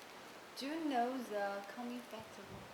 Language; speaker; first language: English; non-native, learner; Chinese